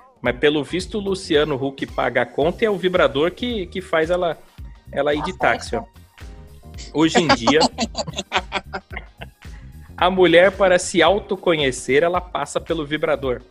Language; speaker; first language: Portuguese; native; Portuguese